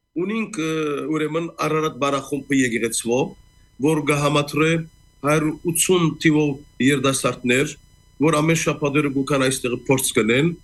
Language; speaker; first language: Armenian; native; Armenian